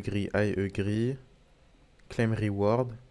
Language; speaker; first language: English; non-native, learner; French